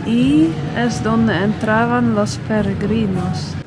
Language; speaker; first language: Spanish; non-native, fluent; Dutch